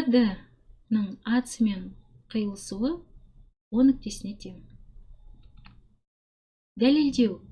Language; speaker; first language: Kazakh; native; Kazakh